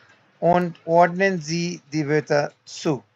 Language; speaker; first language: German; non-native, learner; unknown